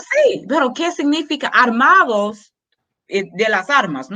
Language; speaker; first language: Spanish; non-native, fluent; English